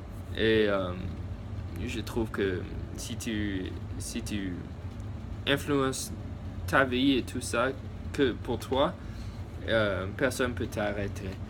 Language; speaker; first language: French; early bilingual, heritage; English